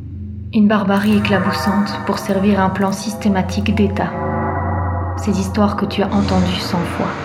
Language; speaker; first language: French; native; French